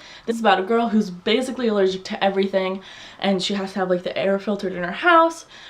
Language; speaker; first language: English; native; English